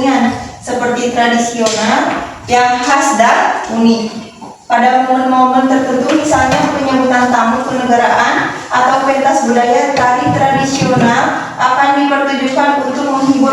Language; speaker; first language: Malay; non-native, local second language; Sundanese